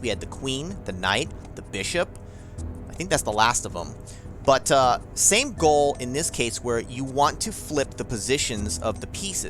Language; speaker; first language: English; native; English